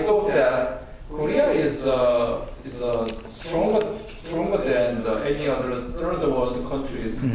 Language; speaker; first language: English; non-native, learner; Korean